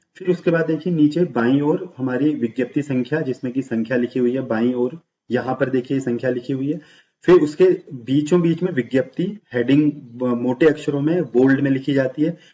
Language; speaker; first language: Hindi; native; Hindi